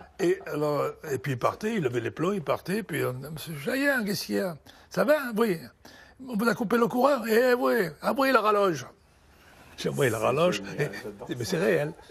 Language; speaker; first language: French; early bilingual, other home language; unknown